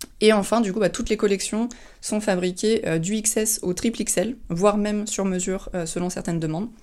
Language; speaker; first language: French; native; French